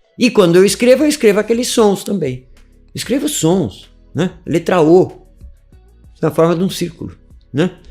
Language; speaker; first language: Portuguese; native; Portuguese